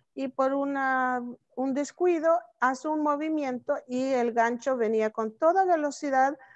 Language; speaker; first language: Spanish; non-native, fluent; Norwegian